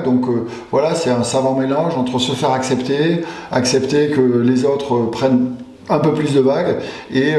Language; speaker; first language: French; native; French